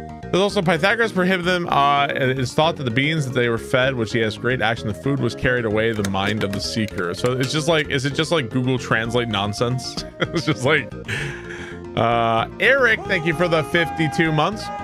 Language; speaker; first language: English; native; English